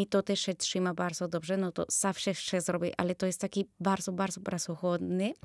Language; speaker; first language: Polish; early bilingual, other home language; Spanish